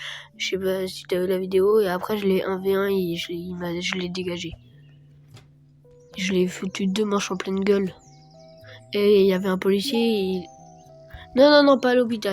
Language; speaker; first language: French; native; French